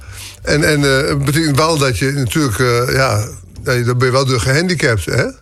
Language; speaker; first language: Dutch; native; Dutch